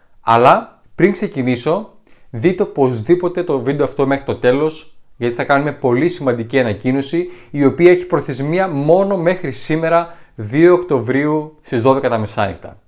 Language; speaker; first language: Greek; native; Greek